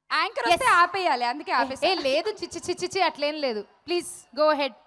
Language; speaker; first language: Telugu; native; Telugu